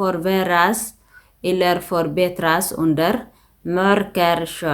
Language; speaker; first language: Swedish; non-native, fluent; Tigrinya